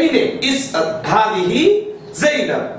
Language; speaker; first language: Arabic; non-native, fluent; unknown